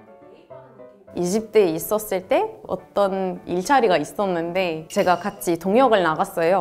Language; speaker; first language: Korean; non-native, fluent; Arabic